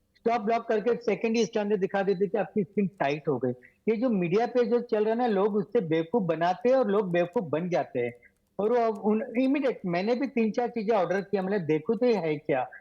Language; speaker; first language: Hindi; native; Hindi